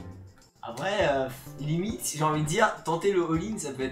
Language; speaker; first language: French; native; French